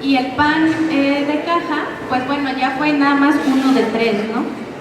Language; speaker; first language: Spanish; native; Spanish